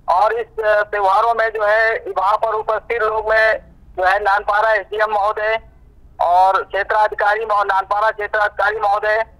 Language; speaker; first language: Hindi; native; Hindi